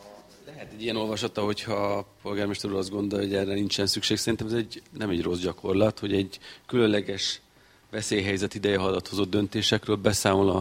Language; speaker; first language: Hungarian; native; Hungarian